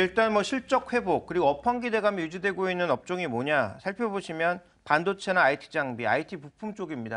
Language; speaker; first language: Korean; native; Korean